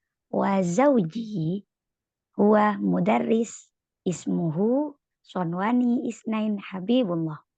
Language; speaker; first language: Arabic; non-native, learner; Indonesian